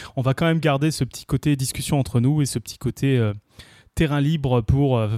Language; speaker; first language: French; native; French